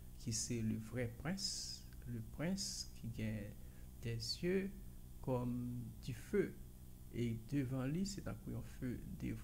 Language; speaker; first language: French; non-native, local second language; Haitian Creole